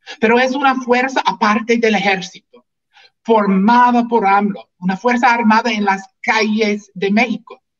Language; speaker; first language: Spanish; non-native, fluent; English